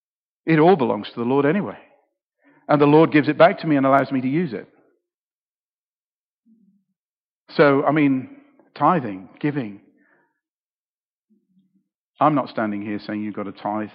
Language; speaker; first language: English; native; English